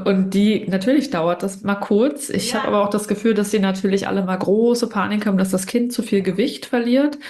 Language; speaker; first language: German; native; German